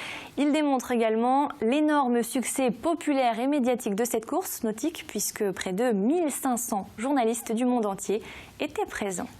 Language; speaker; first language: French; native; French